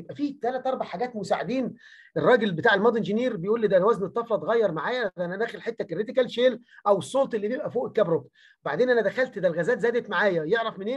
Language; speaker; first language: Arabic; native; Arabic